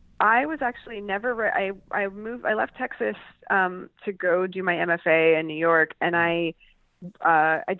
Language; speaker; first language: English; native; English